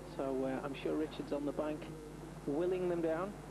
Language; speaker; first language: English; native; English